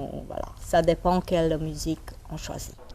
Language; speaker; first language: French; non-native, fluent; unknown